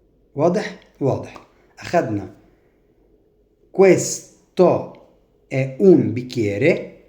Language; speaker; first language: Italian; non-native, fluent; Arabic